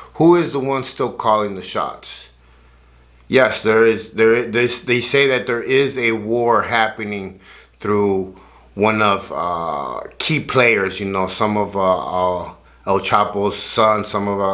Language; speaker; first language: English; native; English